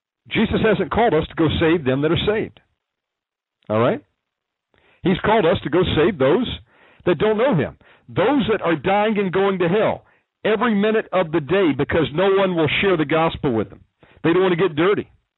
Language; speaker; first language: English; native; English